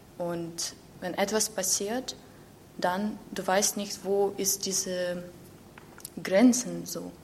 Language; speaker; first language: German; non-native, learner; Ukrainian